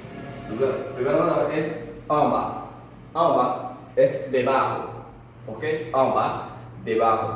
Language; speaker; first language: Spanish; non-native, fluent; Haitian Creole